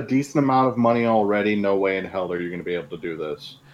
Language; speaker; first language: English; native; English